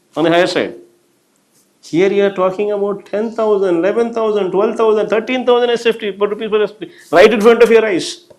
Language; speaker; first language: English; non-native, local second language; Telugu